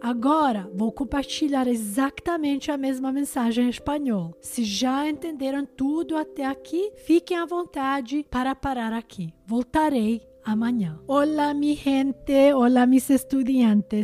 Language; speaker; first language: Portuguese; non-native, learner; Albanian